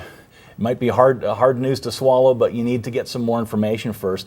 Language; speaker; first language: English; native; English